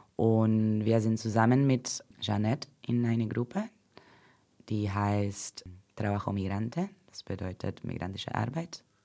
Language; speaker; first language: German; non-native, fluent; Portuguese